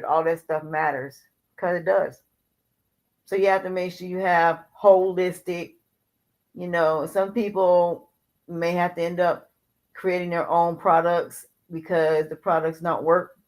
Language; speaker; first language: English; native; English